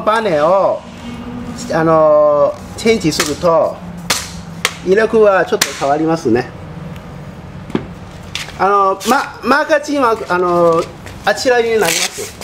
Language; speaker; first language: Japanese; non-native, fluent; Cantonese